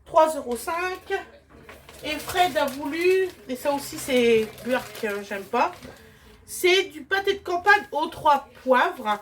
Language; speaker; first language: French; native; French